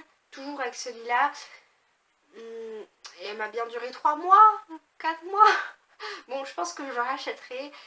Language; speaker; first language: French; native; French